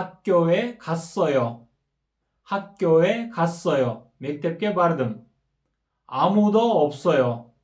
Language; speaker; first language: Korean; non-native, fluent; Kyrgyz